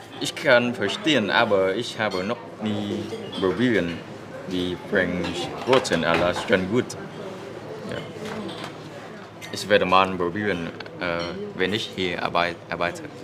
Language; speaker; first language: German; non-native, learner; Vietnamese